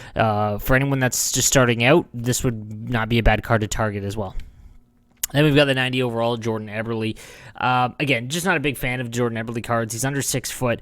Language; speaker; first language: English; native; English